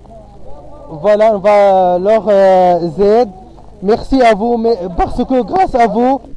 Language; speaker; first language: French; non-native, fluent; Arabic